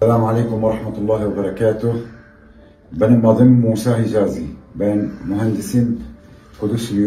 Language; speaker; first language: Turkish; non-native, fluent; Arabic